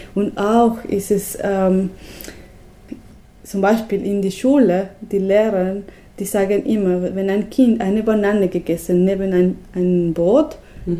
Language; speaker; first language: German; non-native, learner; Spanish